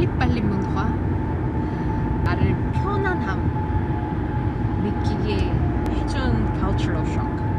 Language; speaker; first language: Korean; non-native, learner; Russian